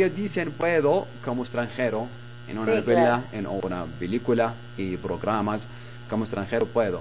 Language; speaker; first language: Spanish; non-native, learner; Arabic